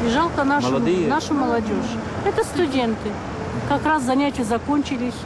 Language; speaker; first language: Russian; native; Russian